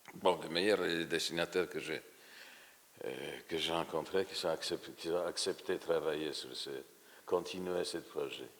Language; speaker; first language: French; non-native, fluent; Polish